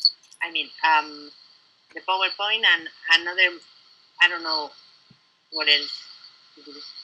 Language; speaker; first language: English; non-native, learner; Spanish